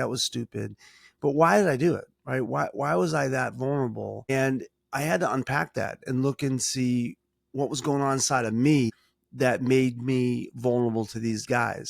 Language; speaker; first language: English; native; English